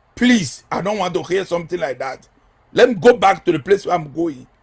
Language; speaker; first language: English; non-native, local second language; Yoruba